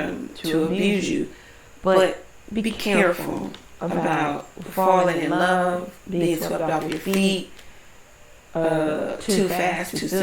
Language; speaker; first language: English; native; English